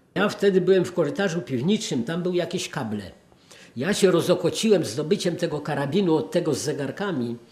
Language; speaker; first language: Polish; native; Polish